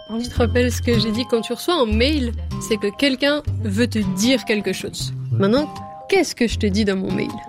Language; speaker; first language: French; native; French